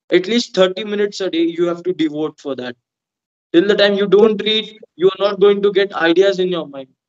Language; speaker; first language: English; non-native, local second language; Hindi